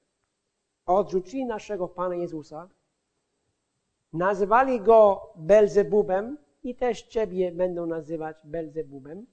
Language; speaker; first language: Polish; non-native, fluent; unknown